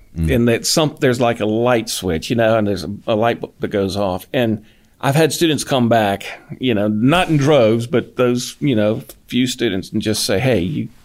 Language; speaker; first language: English; native; English